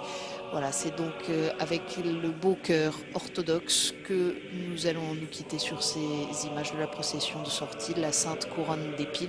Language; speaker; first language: French; native; French